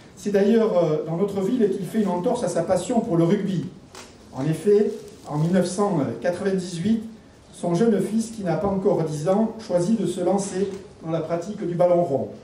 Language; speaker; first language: French; native; French